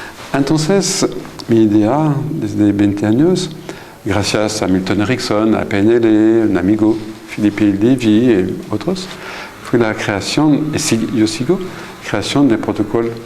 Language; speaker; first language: Spanish; non-native, fluent; French